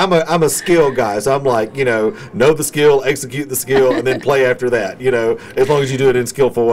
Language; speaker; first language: English; native; English